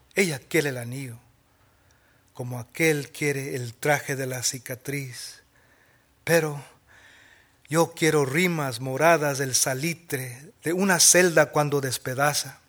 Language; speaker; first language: Spanish; early bilingual, heritage; Spanish